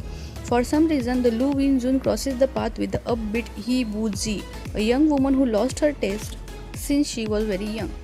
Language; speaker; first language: English; non-native, fluent; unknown